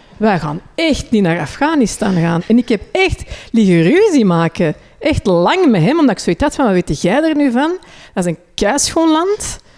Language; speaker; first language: Dutch; early bilingual, other home language; Hindi